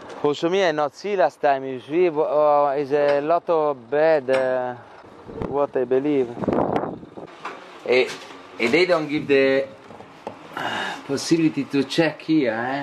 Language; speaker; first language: English; non-native, learner; Italian